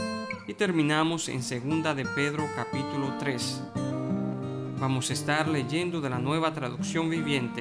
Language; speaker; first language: Spanish; native; Spanish